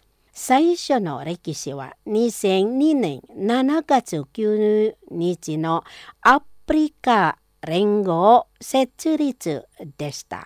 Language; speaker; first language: Japanese; non-native, fluent; Indonesian